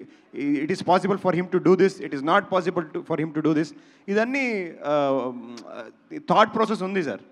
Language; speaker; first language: Telugu; non-native, local second language; Kannada